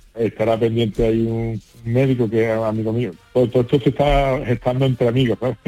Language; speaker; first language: Spanish; native; Spanish